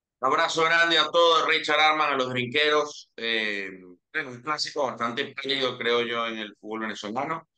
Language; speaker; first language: Spanish; native; Spanish